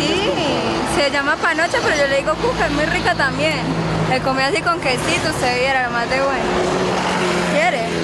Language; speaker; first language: Spanish; native; Spanish